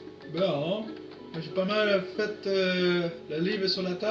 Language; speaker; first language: French; native; French